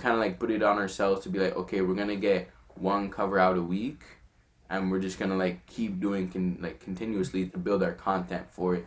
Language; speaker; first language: English; non-native, fluent; French